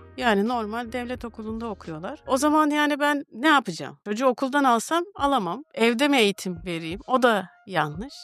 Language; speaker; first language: Turkish; native; Turkish